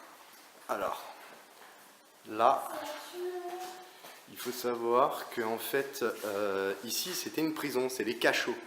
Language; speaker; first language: French; native; French